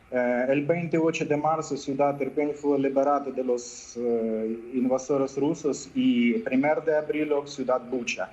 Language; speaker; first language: Spanish; non-native, fluent; Ukrainian